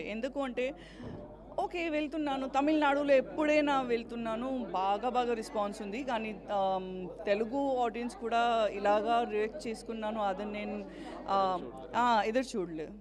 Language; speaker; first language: Telugu; non-native, learner; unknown